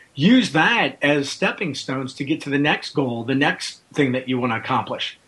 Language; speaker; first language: English; native; English